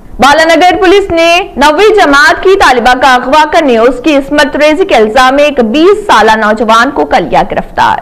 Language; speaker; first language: Urdu; native; Urdu